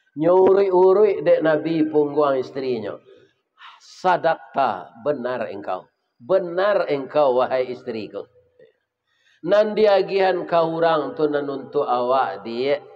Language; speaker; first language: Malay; non-native, local second language; Minangkabau